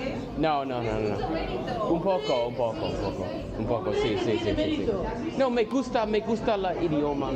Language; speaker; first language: Spanish; non-native, learner; English